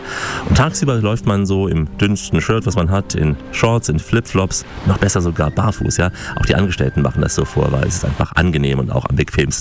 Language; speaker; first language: German; native; German